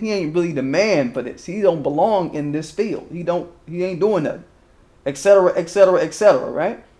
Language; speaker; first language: English; native; English